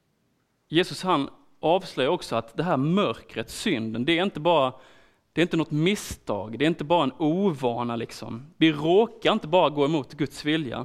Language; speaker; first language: Swedish; native; Swedish